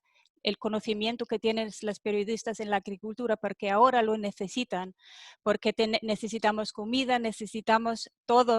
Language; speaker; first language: Spanish; non-native, fluent; German